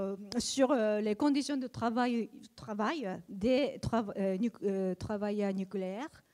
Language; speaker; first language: French; non-native, learner; Japanese